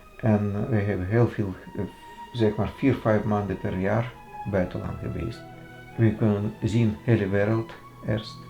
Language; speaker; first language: Dutch; non-native, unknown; Russian